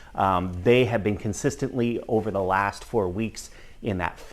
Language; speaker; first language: English; native; English